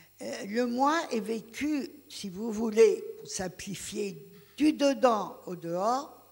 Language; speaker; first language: French; non-native, local second language; Greek